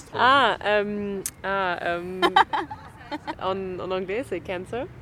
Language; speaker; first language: French; non-native, learner; German